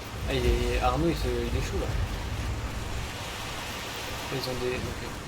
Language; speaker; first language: French; native; French